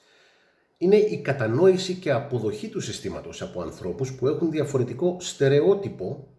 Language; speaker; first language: Greek; native; Greek